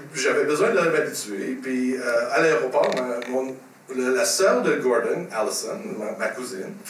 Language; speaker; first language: French; native; French